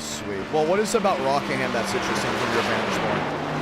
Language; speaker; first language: English; native; English